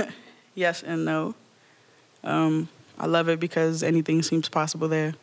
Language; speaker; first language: English; native; English